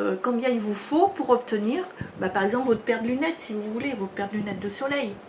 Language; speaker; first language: French; native; French